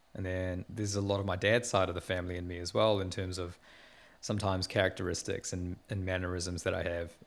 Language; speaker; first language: English; native; English